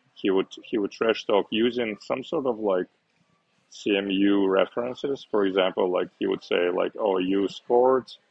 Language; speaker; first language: English; non-native, fluent; Uzbek